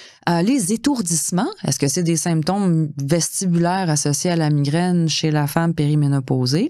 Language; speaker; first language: French; native; French